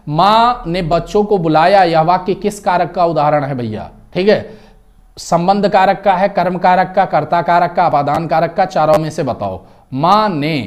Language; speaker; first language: Hindi; native; Hindi